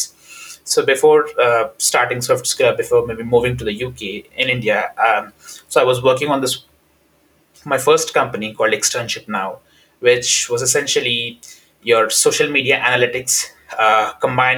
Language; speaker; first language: English; non-native, local second language; Hindi